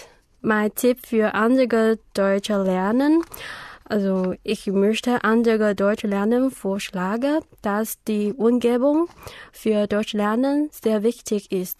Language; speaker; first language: German; non-native, learner; Chinese